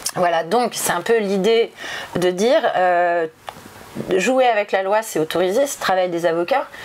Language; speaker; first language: French; native; French